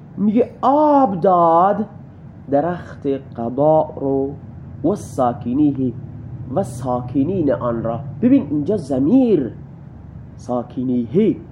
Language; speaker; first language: Persian; non-native, local second language; Baluchi